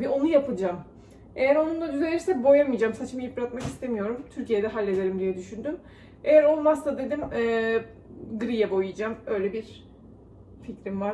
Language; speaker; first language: Turkish; early bilingual, other home language; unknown